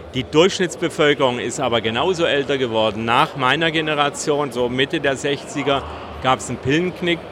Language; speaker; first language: German; native; German